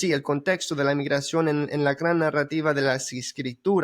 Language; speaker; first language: Spanish; early bilingual, heritage; Spanish